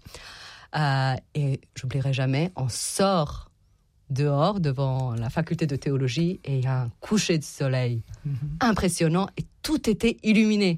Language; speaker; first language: French; non-native, fluent; Serbian